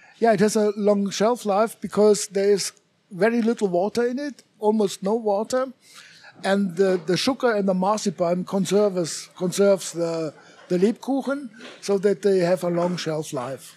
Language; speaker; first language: English; non-native, fluent; German